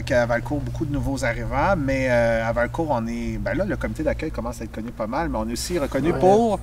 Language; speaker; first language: French; native; French